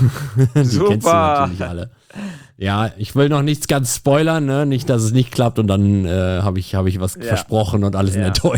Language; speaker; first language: German; native; German